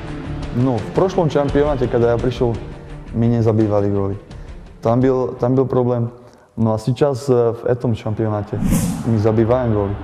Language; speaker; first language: Russian; non-native, learner; Slovak